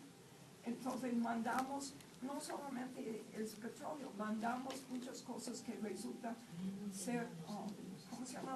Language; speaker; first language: Spanish; non-native, fluent; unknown